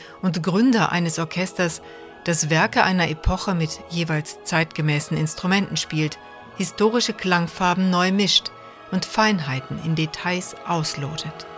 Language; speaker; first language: German; native; German